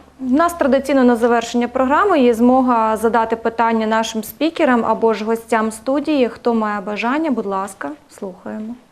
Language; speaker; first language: Ukrainian; native; Ukrainian